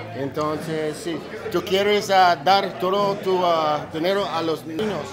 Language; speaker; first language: Spanish; non-native, learner; English